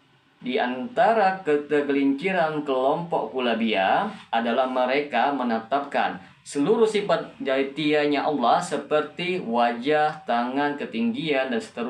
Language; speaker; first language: Indonesian; native; Indonesian